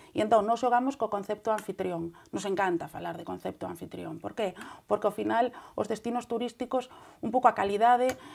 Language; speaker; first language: Galician; native; Galician